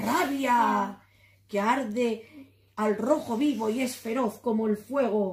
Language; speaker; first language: Spanish; native; Spanish